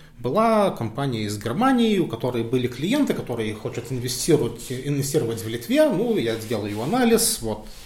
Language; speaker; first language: Russian; non-native, fluent; Lithuanian